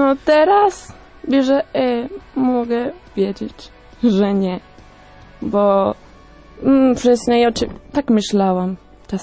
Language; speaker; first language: Polish; early bilingual, heritage; Spanish